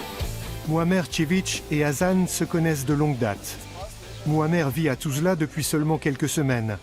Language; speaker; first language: French; native; French